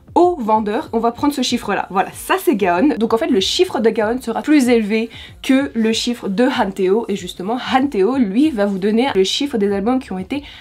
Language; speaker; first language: French; native; French